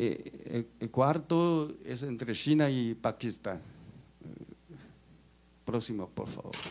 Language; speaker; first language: Spanish; non-native, fluent; Chinese